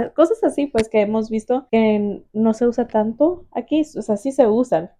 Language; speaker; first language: Spanish; early bilingual, heritage; Spanish